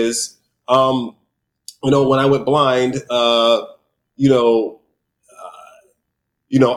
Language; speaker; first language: English; native; English